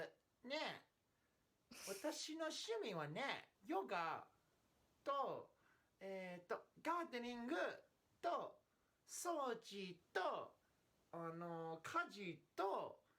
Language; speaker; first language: Japanese; non-native, learner; English